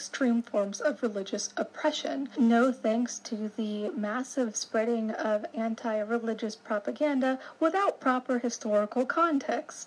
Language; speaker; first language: English; native; English